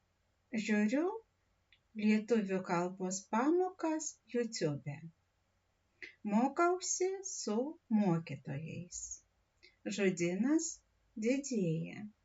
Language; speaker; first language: Lithuanian; non-native, learner; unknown